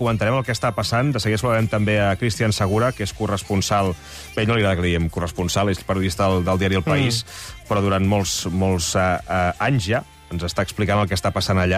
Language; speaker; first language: Catalan; native; Catalan